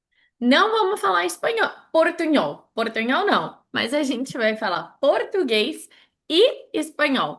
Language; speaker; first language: Portuguese; non-native, fluent; Spanish